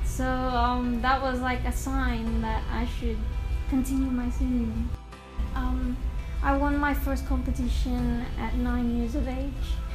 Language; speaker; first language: English; native; English